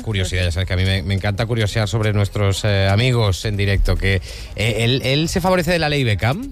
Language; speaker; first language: Spanish; native; Spanish